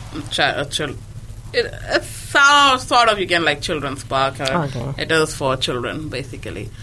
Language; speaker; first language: English; non-native, local second language; Hindi